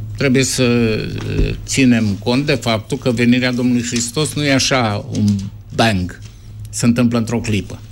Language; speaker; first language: Romanian; native; Romanian